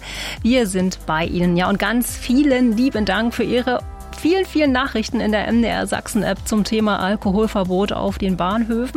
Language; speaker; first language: German; native; German